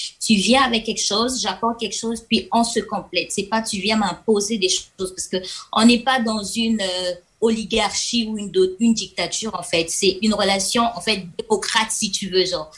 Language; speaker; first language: French; non-native, local second language; Lingala